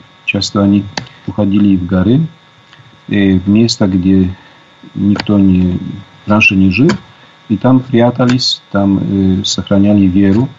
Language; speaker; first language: Russian; non-native, fluent; Polish